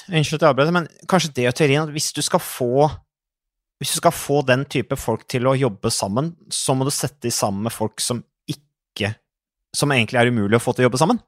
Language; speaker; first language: Norwegian; native; Norwegian